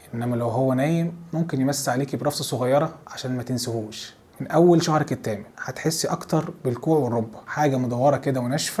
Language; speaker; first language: Arabic; native; Arabic